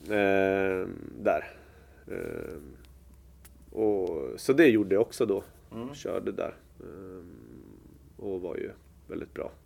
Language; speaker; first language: Swedish; native; Swedish